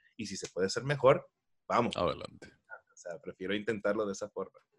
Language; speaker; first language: Spanish; early bilingual, heritage; Spanish